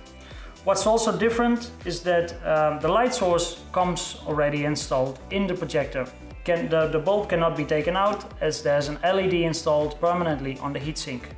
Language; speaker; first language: English; non-native, fluent; Dutch